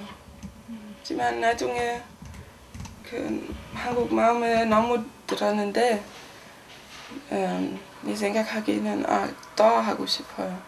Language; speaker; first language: Korean; non-native, learner; German